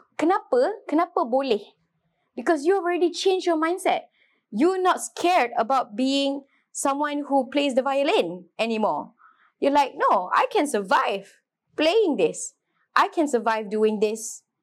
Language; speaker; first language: English; non-native, local second language; Malay